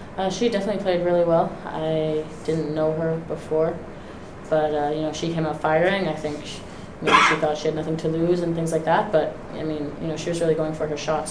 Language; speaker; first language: English; native; English